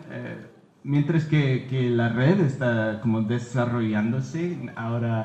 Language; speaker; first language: Spanish; early bilingual, heritage; Spanish